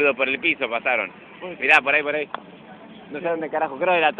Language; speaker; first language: Spanish; native; Spanish